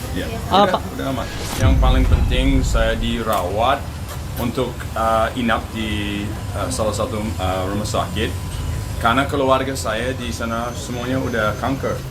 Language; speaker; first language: Indonesian; non-native, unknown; English